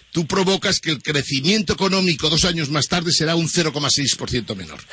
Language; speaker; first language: Spanish; native; Spanish